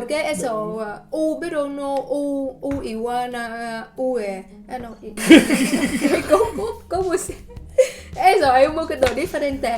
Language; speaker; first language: Spanish; non-native, learner; Vietnamese